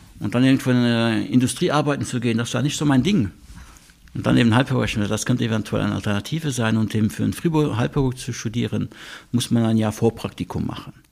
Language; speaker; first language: German; non-native, local second language; Luxembourgish